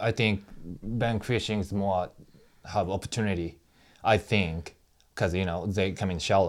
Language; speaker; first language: English; non-native, learner; Japanese